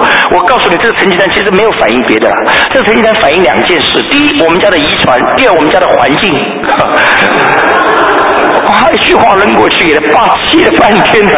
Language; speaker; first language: Chinese; native; Chinese